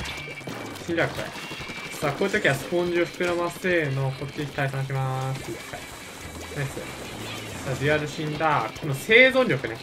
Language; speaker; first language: Japanese; native; Japanese